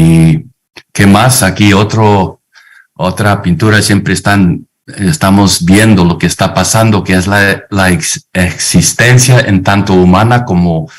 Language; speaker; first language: Spanish; non-native, fluent; English